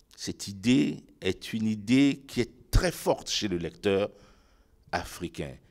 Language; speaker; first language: French; non-native, local second language; Ewe